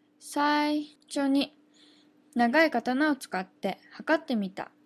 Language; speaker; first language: Japanese; native; Japanese